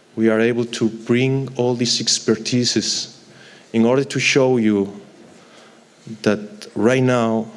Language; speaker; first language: English; non-native, fluent; Galician